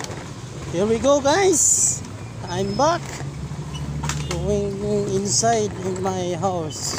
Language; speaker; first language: English; non-native, learner; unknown